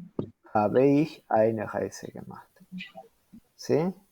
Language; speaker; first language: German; non-native, fluent; Spanish